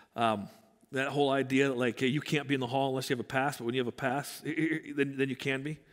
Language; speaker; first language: English; native; English